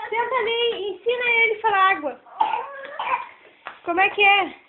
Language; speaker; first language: Portuguese; native; Portuguese